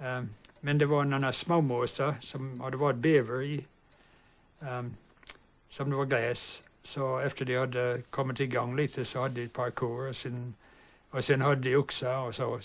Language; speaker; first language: Swedish; early bilingual, heritage; English